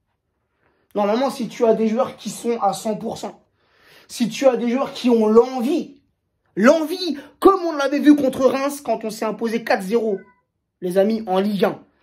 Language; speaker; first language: French; native; French